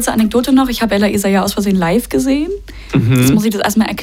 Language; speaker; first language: German; native; German